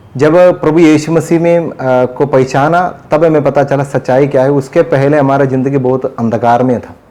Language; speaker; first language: Hindi; non-native, local second language; Malayalam